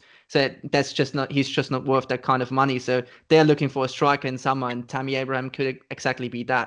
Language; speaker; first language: English; non-native, fluent; German